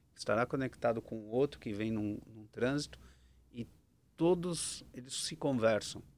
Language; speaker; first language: Portuguese; native; Portuguese